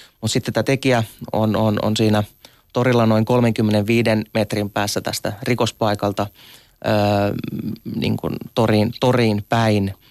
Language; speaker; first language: Finnish; early bilingual, other home language; Arabic